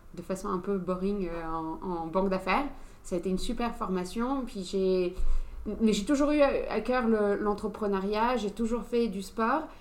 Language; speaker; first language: French; non-native, fluent; English